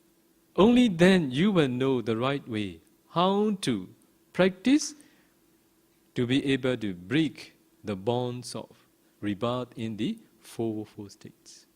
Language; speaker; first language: English; non-native, fluent; Burmese